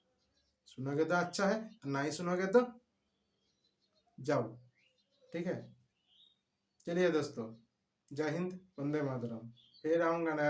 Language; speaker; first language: Hindi; non-native, local second language; Bangla